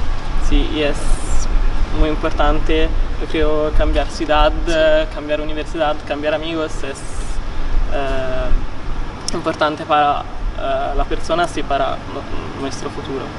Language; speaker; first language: Spanish; non-native, learner; Italian